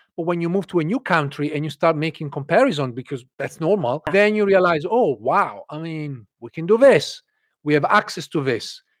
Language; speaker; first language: English; non-native, fluent; Italian